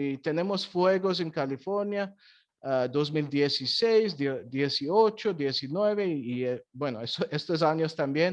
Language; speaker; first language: Spanish; non-native, fluent; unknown